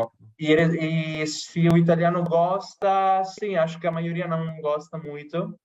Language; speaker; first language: Portuguese; non-native, fluent; Italian